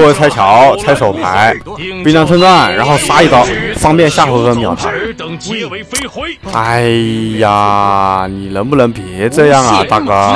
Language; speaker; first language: Chinese; native; Chinese